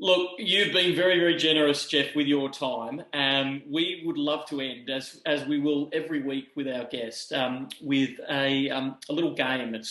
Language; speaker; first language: English; native; English